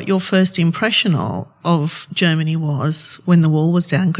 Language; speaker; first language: English; non-native, local second language; Arabic